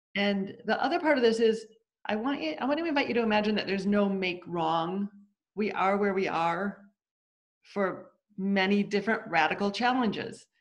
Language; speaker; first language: English; native; English